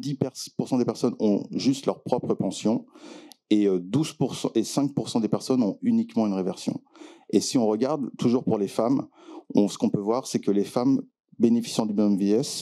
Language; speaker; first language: French; native; French